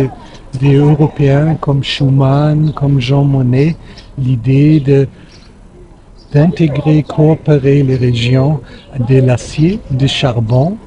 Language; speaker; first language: French; non-native, fluent; German